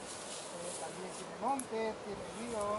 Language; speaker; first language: Spanish; non-native, learner; Chinese